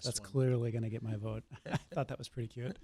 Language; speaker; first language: English; native; English